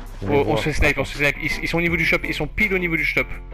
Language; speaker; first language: French; native; French